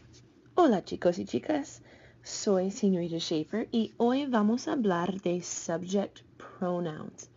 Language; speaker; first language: Spanish; non-native, fluent; English